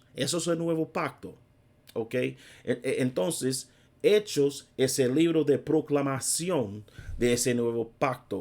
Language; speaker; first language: Spanish; non-native, fluent; English